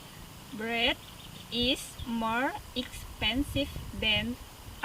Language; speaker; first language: English; non-native, learner; Indonesian